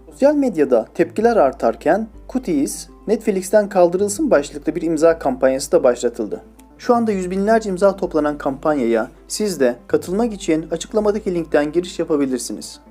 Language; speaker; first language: Turkish; native; Turkish